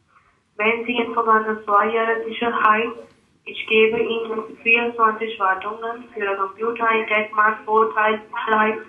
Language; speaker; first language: German; non-native, learner; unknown